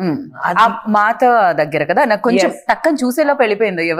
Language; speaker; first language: Telugu; native; Telugu